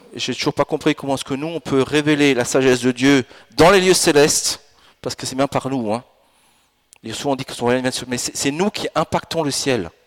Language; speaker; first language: French; early bilingual, other home language; Italian